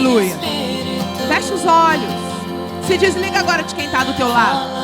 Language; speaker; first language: Portuguese; native; Portuguese